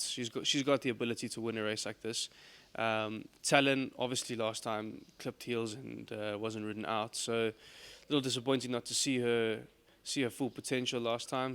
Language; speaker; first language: English; native; English